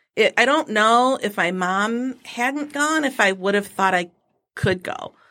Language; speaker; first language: English; native; English